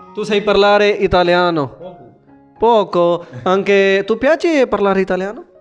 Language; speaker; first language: Italian; non-native, learner; Urdu